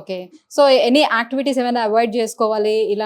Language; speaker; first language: Telugu; native; Telugu